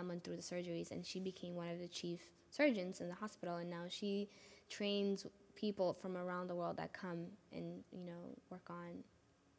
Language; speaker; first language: English; early bilingual, other home language; Amharic